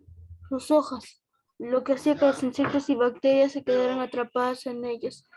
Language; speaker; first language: Spanish; native; Spanish